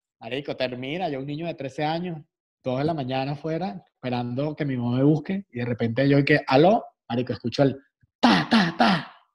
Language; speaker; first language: Spanish; native; Spanish